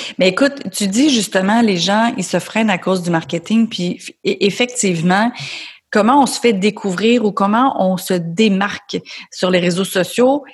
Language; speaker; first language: French; native; French